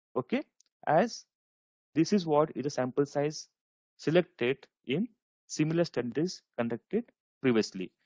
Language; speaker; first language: English; non-native, local second language; Marathi